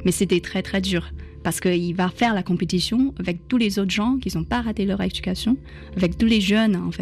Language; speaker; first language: French; non-native, fluent; Chinese